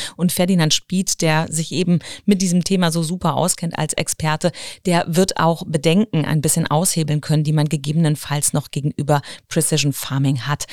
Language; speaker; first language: German; native; German